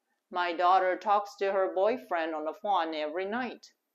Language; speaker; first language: English; non-native, fluent; Japanese